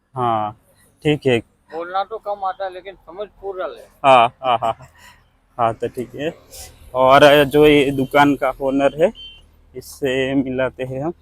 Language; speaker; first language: Hindi; non-native, local second language; Gujarati